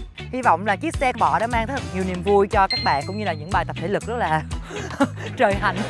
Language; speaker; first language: Vietnamese; native; Vietnamese